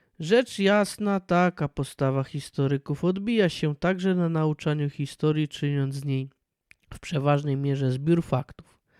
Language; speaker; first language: Polish; native; Polish